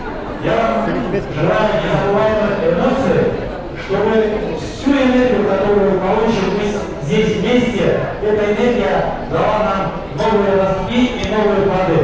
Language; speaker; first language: Russian; native; Russian